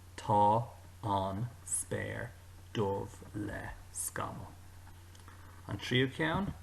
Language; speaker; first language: Irish; non-native, local second language; English